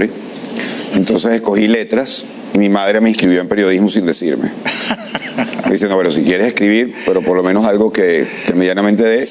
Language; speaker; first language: Spanish; native; Spanish